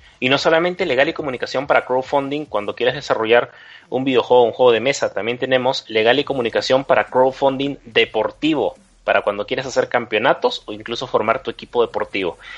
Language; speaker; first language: Spanish; native; Spanish